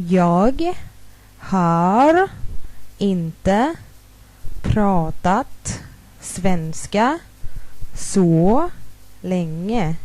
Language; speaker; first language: Swedish; non-native, fluent; Thai